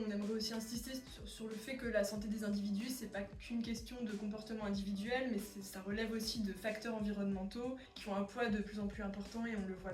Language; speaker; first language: French; native; French